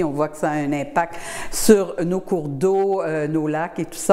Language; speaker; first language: French; native; French